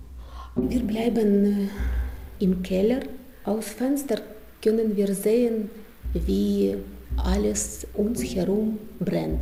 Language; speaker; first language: German; non-native, learner; Ukrainian